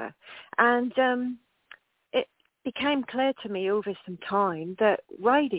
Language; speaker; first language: English; native; English